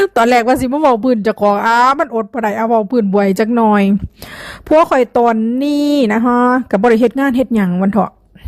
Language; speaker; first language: Thai; native; Thai